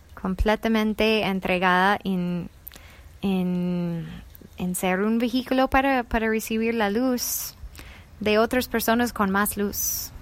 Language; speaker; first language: Spanish; non-native, fluent; English